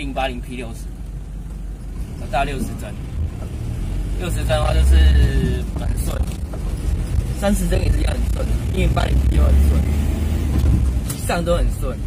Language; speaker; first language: Chinese; native; Chinese